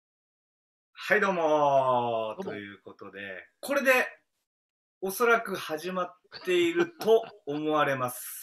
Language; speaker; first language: Japanese; native; Japanese